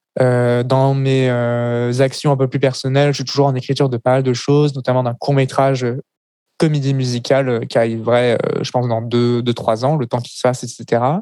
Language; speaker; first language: French; native; French